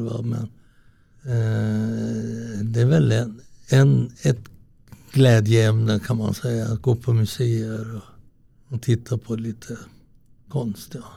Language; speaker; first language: Swedish; early bilingual, other home language; Italian